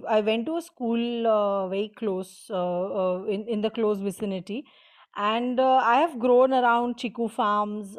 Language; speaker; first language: English; non-native, local second language; Marathi